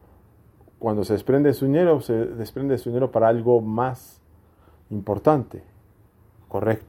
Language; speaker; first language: Spanish; native; Spanish